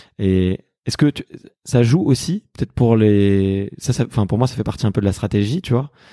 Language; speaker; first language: French; native; French